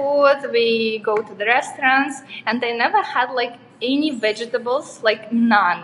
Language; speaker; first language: English; non-native, fluent; Russian